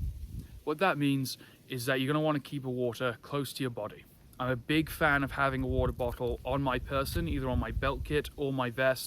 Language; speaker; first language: English; native; English